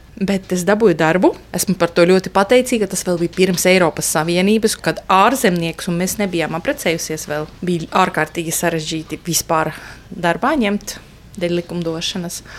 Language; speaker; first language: Latvian; non-native, fluent; Estonian